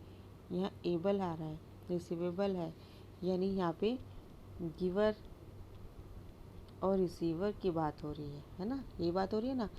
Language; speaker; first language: Hindi; native; Hindi